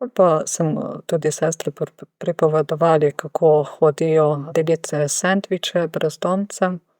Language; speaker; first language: Slovenian; non-native, fluent; Ukrainian